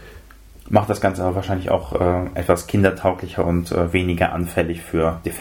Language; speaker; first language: German; native; German